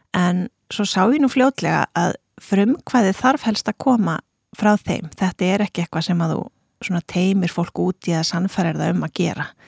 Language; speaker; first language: Icelandic; native; Icelandic